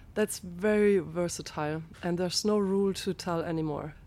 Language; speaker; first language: English; non-native, fluent; German